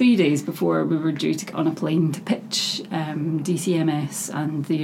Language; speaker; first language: English; native; English